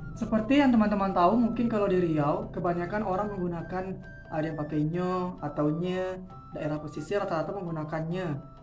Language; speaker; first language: Indonesian; native; Indonesian